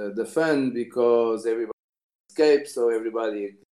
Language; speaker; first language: English; non-native, fluent; Portuguese